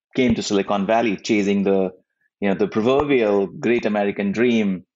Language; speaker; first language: English; non-native, local second language; Hindi